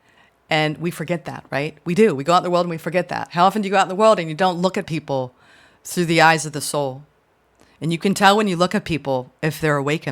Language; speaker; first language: English; native; English